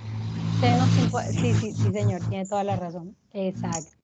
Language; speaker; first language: Spanish; native; Spanish